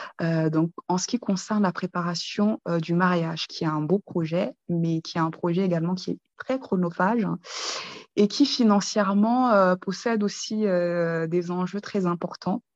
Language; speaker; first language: French; early bilingual, other home language; Kinyarwanda